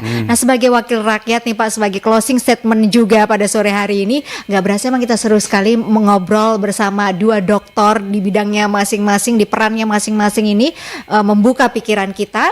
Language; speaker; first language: Indonesian; native; Indonesian